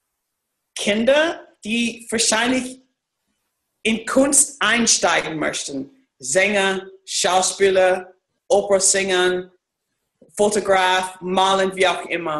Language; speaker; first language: German; non-native, fluent; English